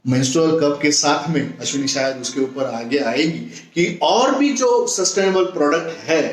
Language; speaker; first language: Hindi; non-native, local second language; Marathi